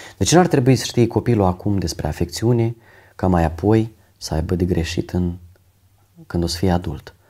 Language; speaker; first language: Romanian; native; Romanian